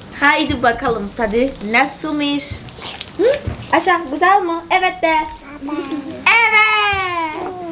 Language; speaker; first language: Turkish; non-native, fluent; Portuguese